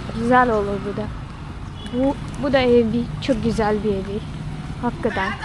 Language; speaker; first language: Turkish; non-native, fluent; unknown